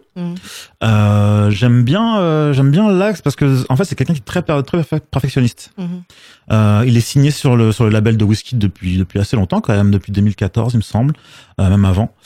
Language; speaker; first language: French; native; French